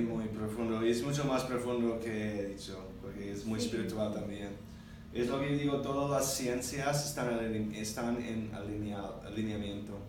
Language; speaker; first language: Spanish; non-native, learner; English